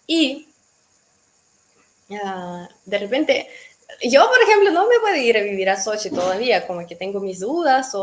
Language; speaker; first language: Spanish; non-native, fluent; Russian